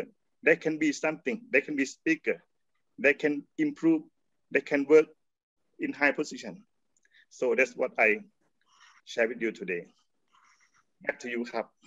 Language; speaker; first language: English; non-native, learner; Thai